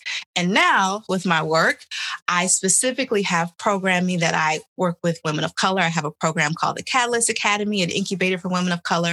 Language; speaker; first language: English; native; English